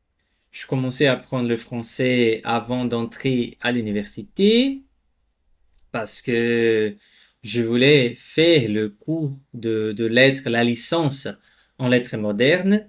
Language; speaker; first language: French; non-native, fluent; Portuguese